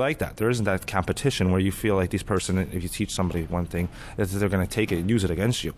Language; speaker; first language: English; native; English